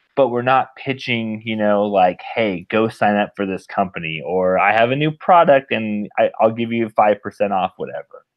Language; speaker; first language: English; native; English